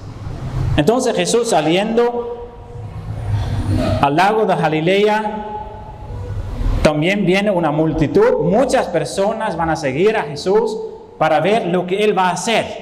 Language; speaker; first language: Spanish; non-native, fluent; Dutch